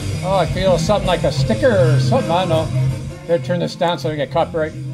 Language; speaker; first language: English; native; English